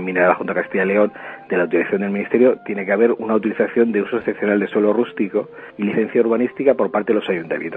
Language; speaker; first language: Spanish; native; Spanish